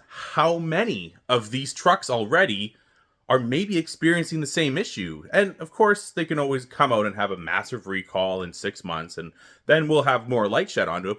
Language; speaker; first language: English; native; English